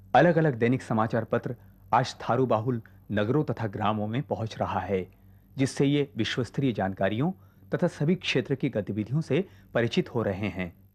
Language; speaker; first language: Hindi; native; Hindi